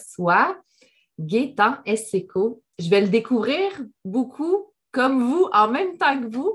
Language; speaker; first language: French; native; French